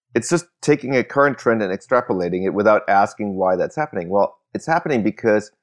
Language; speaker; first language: English; early bilingual, other home language; German